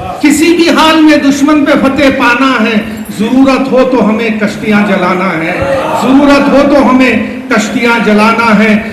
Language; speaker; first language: Urdu; native; Urdu